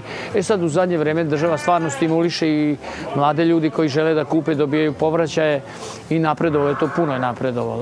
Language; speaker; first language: Serbian; native; Serbian